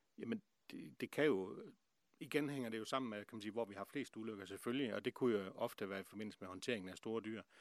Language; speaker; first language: Danish; native; Danish